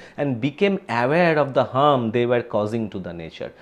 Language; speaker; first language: English; non-native, local second language; Bangla